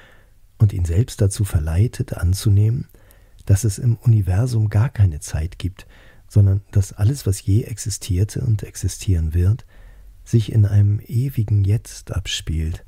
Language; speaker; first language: German; native; German